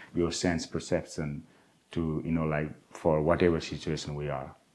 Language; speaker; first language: English; non-native, local second language; Nepali